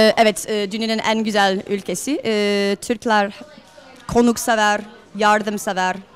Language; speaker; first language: Turkish; non-native, learner; English